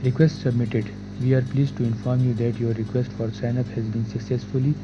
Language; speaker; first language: English; non-native, local second language; Urdu